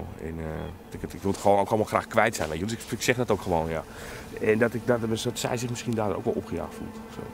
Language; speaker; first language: Dutch; native; Dutch